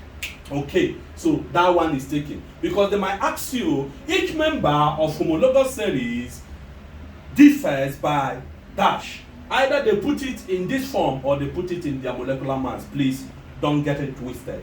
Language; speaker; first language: English; non-native, local second language; Igbo